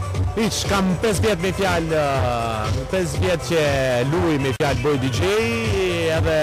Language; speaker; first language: Albanian; early bilingual, heritage; Albanian